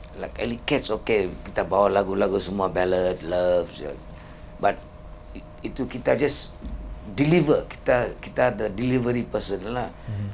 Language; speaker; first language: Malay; non-native, local second language; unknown